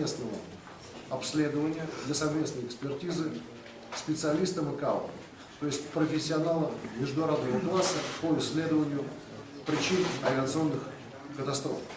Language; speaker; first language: Russian; native; Russian